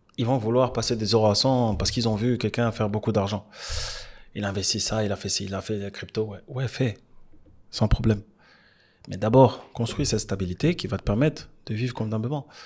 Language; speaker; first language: French; native; French